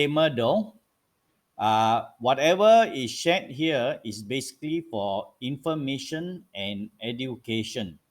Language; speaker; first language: English; non-native, local second language; Malay